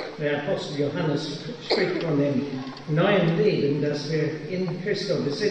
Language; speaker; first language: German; non-native, fluent; Polish